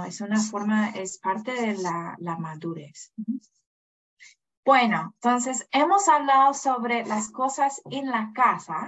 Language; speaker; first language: Spanish; non-native, fluent; English